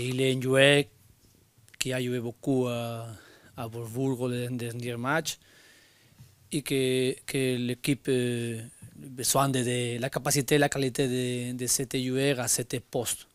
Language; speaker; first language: French; non-native, learner; Spanish